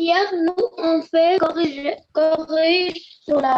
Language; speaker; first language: French; non-native, learner; Arabic